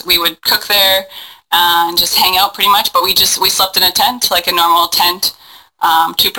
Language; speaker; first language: English; native; English